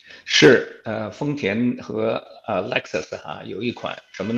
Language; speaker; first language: Chinese; native; Chinese